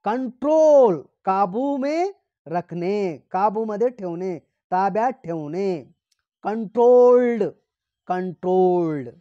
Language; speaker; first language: Hindi; non-native, local second language; Marathi